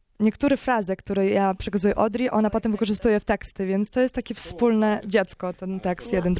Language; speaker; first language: Polish; non-native, learner; Ukrainian